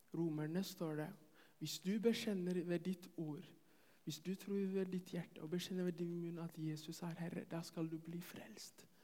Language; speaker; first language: Norwegian; non-native, fluent; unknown